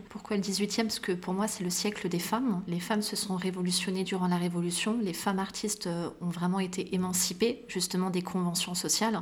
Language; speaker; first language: French; early bilingual, other home language; Arabic